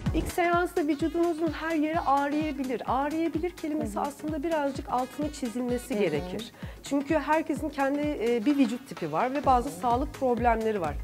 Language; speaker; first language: Turkish; native; Turkish